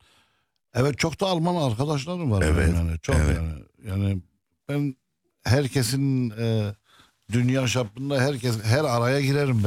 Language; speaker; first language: Turkish; non-native, local second language; Arabic